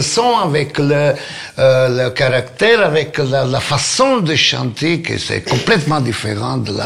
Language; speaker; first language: French; non-native, fluent; Italian